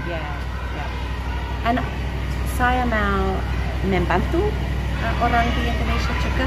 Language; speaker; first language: Indonesian; non-native, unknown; English